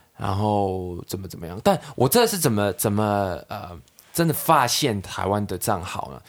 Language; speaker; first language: Chinese; non-native, local second language; Cantonese